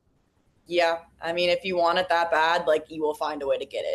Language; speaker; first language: English; native; English